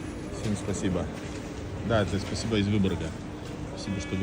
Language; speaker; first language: Russian; early bilingual, heritage; Russian